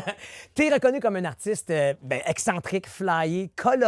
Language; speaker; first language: French; native; French